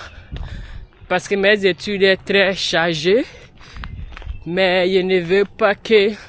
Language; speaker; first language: French; non-native, learner; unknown